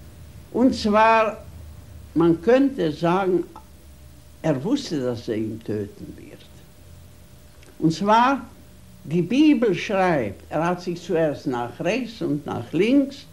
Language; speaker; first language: German; non-native, fluent; Hungarian